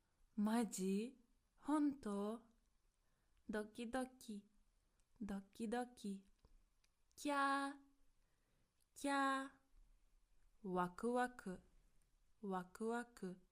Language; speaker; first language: Japanese; non-native, fluent; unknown